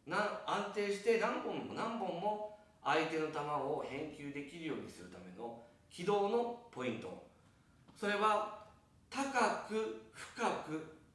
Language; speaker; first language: Japanese; native; Japanese